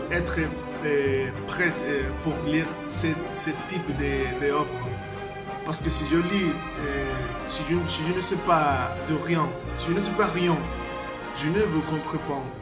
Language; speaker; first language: French; non-native, learner; Spanish